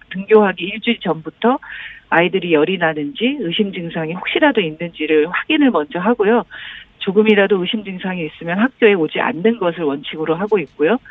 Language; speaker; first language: Korean; native; Korean